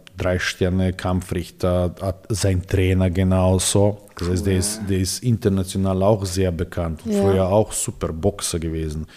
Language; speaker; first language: German; non-native, fluent; Serbian